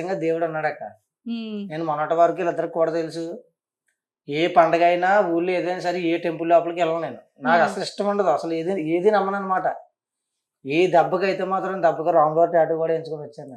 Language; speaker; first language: Telugu; native; Telugu